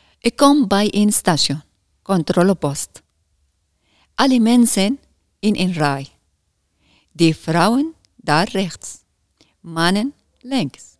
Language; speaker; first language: Dutch; non-native, learner; Arabic